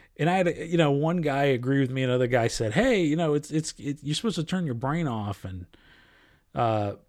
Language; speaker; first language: English; native; English